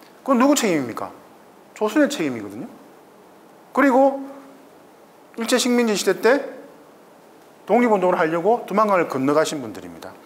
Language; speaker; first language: Korean; native; Korean